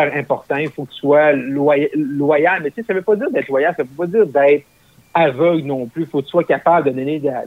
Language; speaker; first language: French; native; French